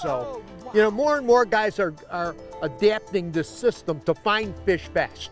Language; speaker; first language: English; native; English